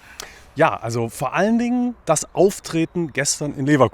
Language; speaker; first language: German; native; German